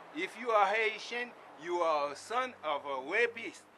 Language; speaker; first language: English; non-native, fluent; Haitian Creole